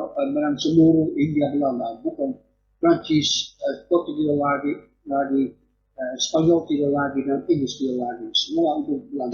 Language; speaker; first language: Indonesian; non-native, fluent; Dutch